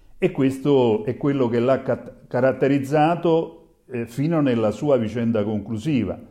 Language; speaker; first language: Italian; native; Italian